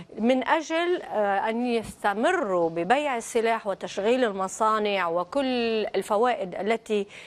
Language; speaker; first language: Arabic; native; Arabic